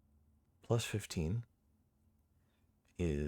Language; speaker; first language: English; native; English